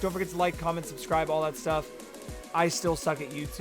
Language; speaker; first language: English; native; English